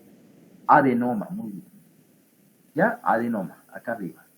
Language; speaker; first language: Spanish; native; Spanish